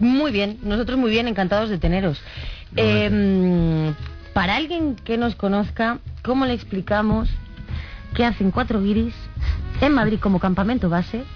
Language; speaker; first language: Spanish; native; Spanish